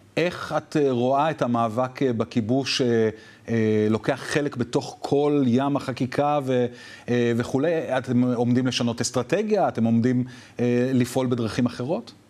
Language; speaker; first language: Hebrew; native; Hebrew